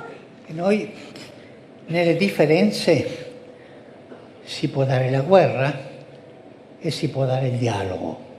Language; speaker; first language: Italian; non-native, fluent; Spanish